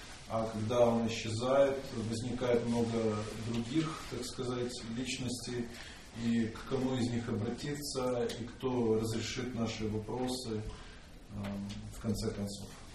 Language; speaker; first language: Russian; native; Russian